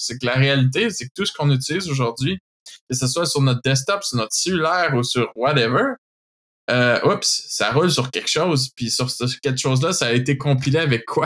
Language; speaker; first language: French; native; French